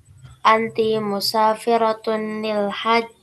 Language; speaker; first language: Arabic; non-native, learner; Indonesian